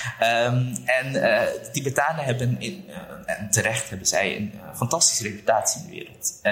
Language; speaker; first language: Dutch; early bilingual, other home language; Uyghur